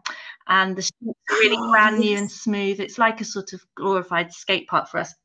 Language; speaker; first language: English; native; English